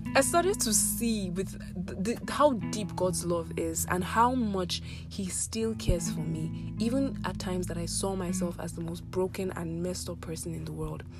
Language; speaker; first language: English; non-native, local second language; Yoruba